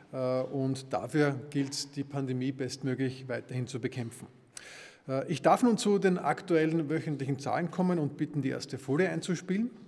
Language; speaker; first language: German; native; German